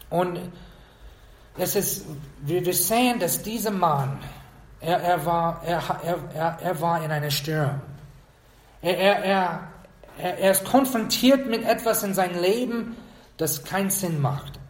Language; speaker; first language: German; non-native, fluent; English